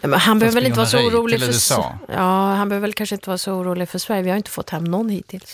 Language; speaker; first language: Swedish; early bilingual, other home language; Kurdish